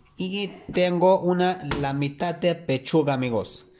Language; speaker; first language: Spanish; non-native, learner; Turkish